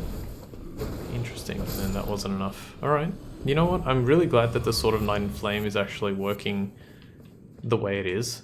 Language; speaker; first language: English; native; English